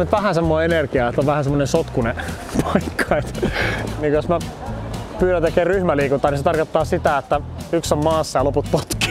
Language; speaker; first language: Finnish; native; Finnish